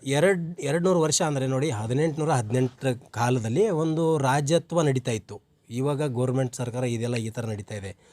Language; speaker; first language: Kannada; native; Kannada